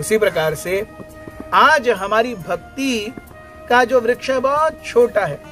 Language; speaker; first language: Hindi; native; Hindi